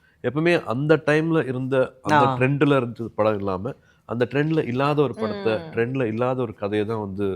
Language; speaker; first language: Tamil; native; Tamil